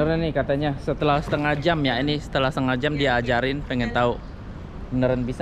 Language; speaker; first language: Indonesian; native; Indonesian